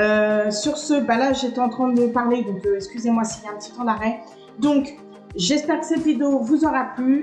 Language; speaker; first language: French; native; French